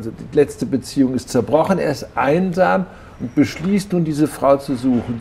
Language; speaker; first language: German; native; German